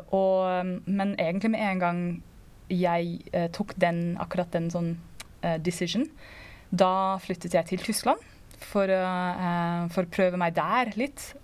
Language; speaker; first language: Norwegian; non-native, fluent; English